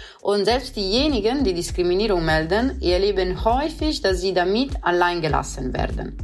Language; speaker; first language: German; non-native, fluent; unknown